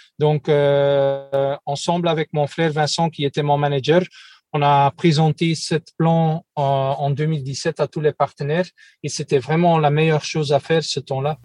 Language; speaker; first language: French; non-native, local second language; Dutch